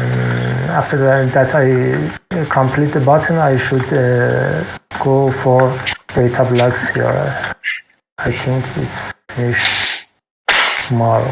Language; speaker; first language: English; non-native, fluent; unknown